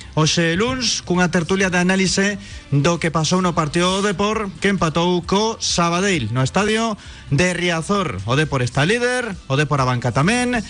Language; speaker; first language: Galician; native; Galician